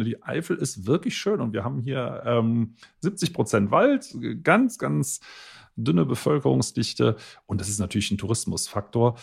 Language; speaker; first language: German; native; German